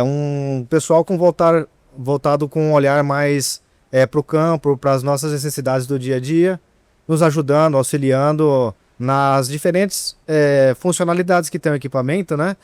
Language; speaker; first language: Portuguese; native; Portuguese